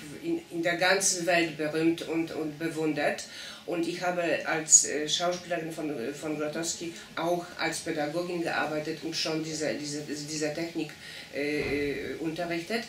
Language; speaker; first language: German; non-native, fluent; Polish